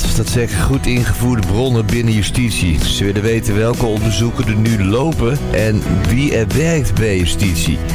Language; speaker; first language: Dutch; native; Dutch